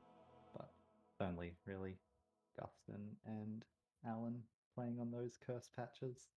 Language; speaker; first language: English; native; English